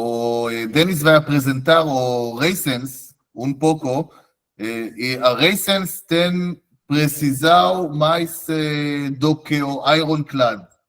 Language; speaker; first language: Portuguese; non-native, fluent; Hebrew